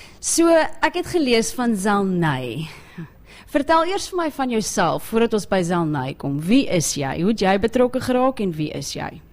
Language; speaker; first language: Afrikaans; native; Afrikaans